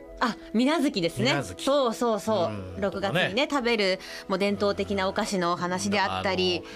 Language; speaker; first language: Japanese; native; Japanese